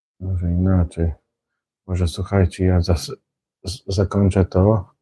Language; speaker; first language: Polish; native; Polish